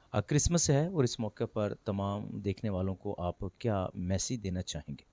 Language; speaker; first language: Hindi; non-native, local second language; Punjabi